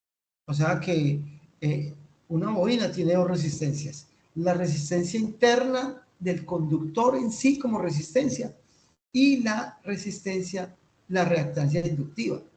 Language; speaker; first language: Spanish; native; Spanish